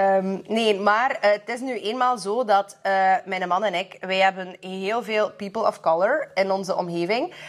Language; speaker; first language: Dutch; early bilingual, other home language; Russian